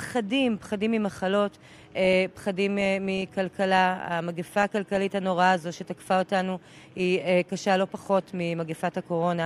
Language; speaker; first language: Hebrew; native; Hebrew